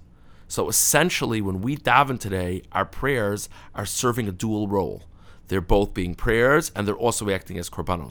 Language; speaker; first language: English; native; English